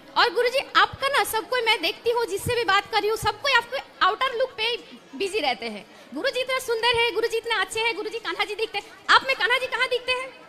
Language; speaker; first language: Hindi; non-native, local second language; Bangla